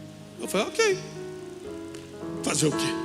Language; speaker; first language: Portuguese; native; Portuguese